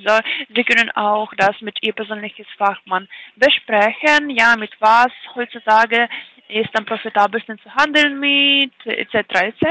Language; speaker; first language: German; non-native, fluent; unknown